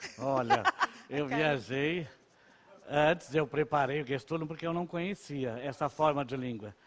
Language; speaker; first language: Portuguese; non-native, local second language; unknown